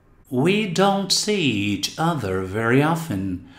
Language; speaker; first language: English; non-native, fluent; Portuguese